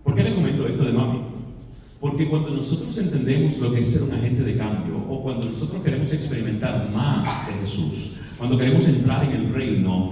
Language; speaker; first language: Spanish; native; Spanish